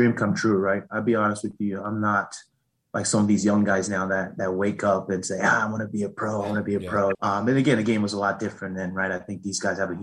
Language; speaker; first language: English; native; English